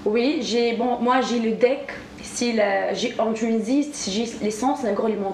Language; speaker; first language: French; non-native, learner; Arabic